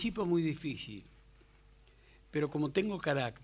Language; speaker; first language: Spanish; native; Spanish